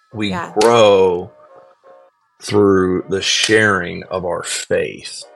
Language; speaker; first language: English; native; English